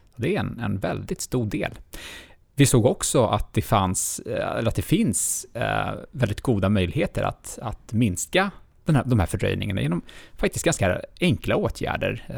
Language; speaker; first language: Swedish; native; Swedish